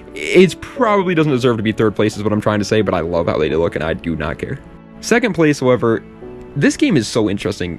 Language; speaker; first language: English; native; English